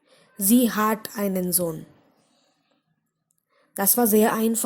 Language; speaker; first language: German; non-native, fluent; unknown